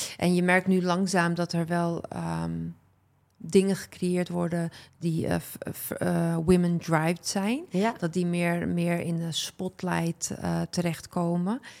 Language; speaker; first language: Dutch; early bilingual, other home language; Arabic